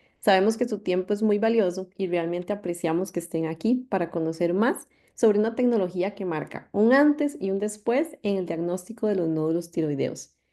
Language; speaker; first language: Spanish; native; Spanish